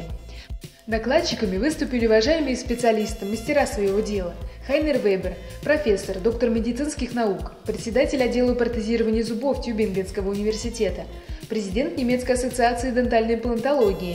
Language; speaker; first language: Russian; native; Russian